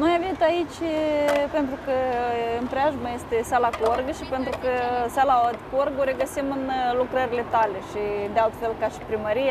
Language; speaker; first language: Romanian; native; Romanian